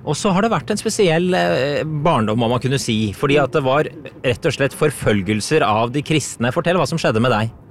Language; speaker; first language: Norwegian; native; Norwegian